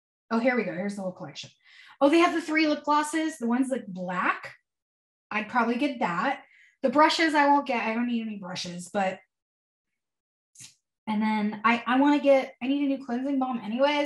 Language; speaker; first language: English; native; English